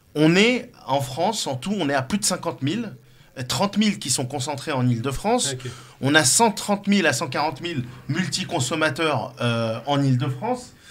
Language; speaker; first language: French; native; French